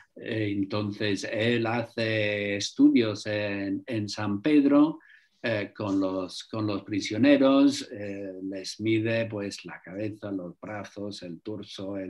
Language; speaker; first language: Spanish; non-native, fluent; English